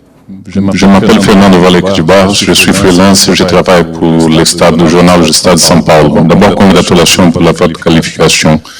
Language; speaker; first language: French; non-native, fluent; Portuguese